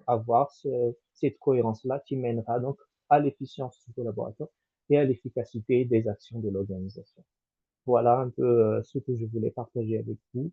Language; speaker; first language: French; non-native, local second language; Malagasy